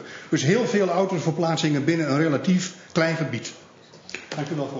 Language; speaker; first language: Dutch; native; Dutch